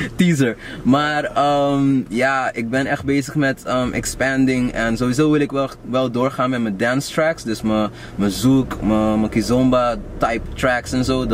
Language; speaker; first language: Dutch; non-native, local second language; Papiamento